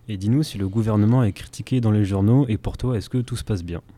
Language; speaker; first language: French; native; French